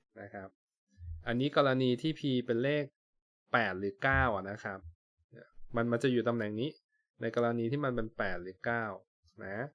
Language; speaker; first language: Thai; native; Thai